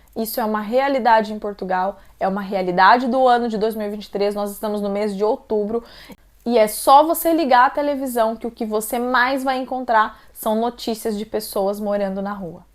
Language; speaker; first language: Portuguese; native; Portuguese